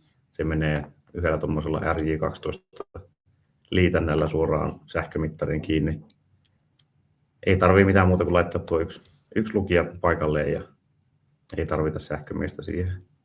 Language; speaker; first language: Finnish; native; Finnish